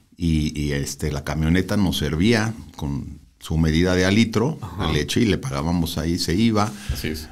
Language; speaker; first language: Spanish; native; Spanish